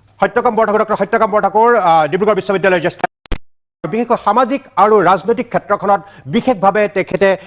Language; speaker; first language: Assamese; native; Assamese